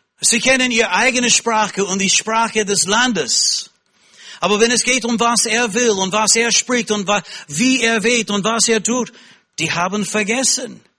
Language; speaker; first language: German; non-native, fluent; English